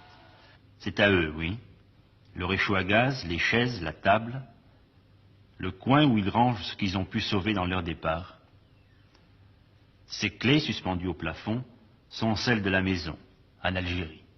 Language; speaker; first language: French; native; French